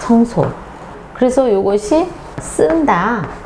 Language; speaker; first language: Korean; native; Korean